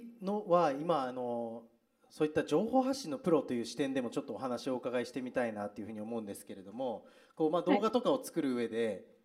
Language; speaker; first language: Japanese; native; Japanese